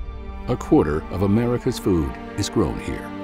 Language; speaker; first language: English; native; English